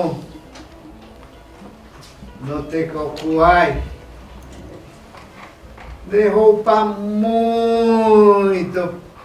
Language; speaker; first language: Portuguese; non-native, local second language; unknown